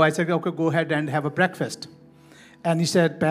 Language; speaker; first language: English; non-native, local second language; Urdu